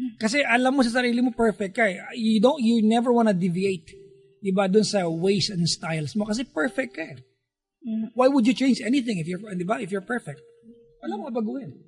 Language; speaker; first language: Filipino; native; Filipino